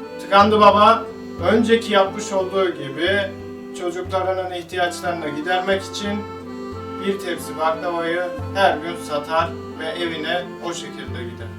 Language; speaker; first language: Turkish; native; Turkish